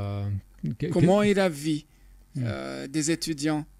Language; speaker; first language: French; non-native, local second language; Rundi